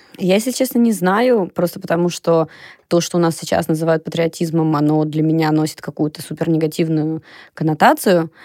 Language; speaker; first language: Russian; native; Russian